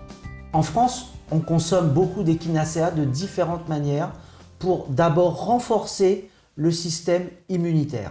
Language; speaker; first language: French; native; French